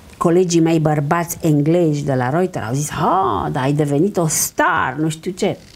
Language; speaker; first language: Romanian; early bilingual, heritage; Romanian